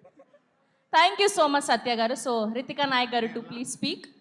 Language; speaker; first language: Telugu; native; Telugu